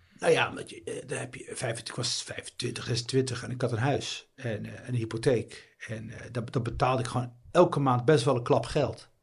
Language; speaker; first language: Dutch; early bilingual, other home language; Riffian